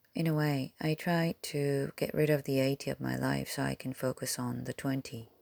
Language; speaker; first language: English; non-native, fluent; Korean